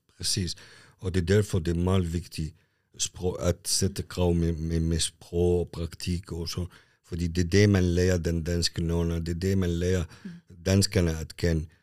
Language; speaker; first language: Danish; non-native, fluent; Arabic